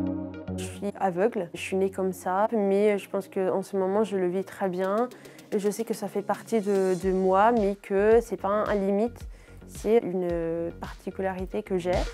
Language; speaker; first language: French; non-native, fluent; Italian